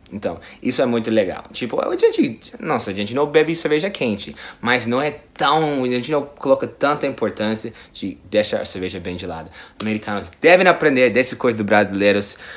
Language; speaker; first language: Portuguese; non-native, fluent; English